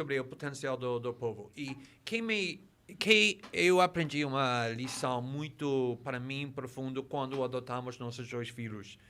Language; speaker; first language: Portuguese; non-native, fluent; English